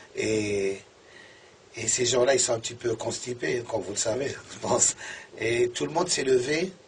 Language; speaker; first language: French; non-native, local second language; Arabic